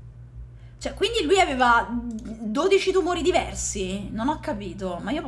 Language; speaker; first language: Italian; native; Italian